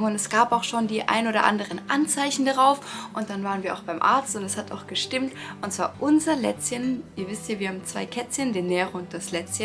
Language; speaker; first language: German; native; German